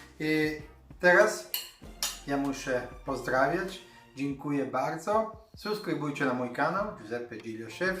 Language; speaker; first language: Polish; non-native, learner; Italian